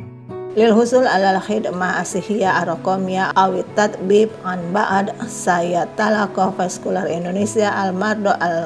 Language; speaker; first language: Arabic; non-native, fluent; Indonesian